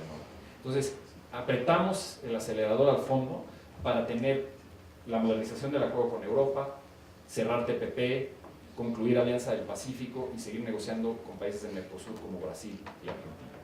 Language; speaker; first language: Spanish; native; Spanish